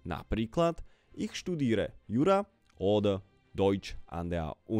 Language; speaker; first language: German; non-native, fluent; Slovak